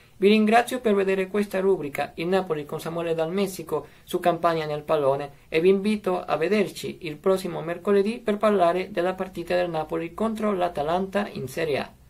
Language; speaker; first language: Italian; non-native, fluent; Spanish